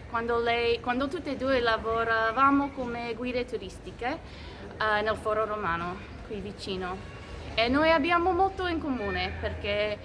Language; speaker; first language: Italian; non-native, fluent; English